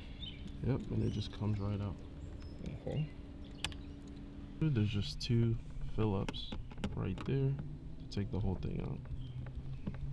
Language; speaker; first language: English; native; English